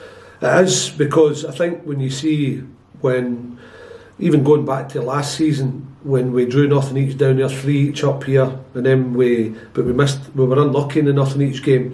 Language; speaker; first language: English; native; English